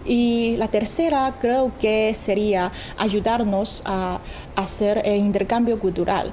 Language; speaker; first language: Spanish; non-native, fluent; Chinese